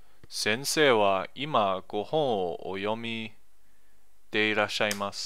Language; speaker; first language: Japanese; non-native, learner; English